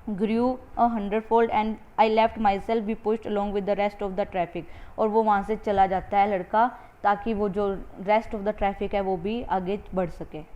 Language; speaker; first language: Hindi; native; Hindi